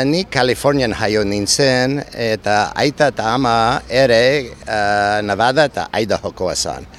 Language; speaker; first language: Basque; non-native, learner; English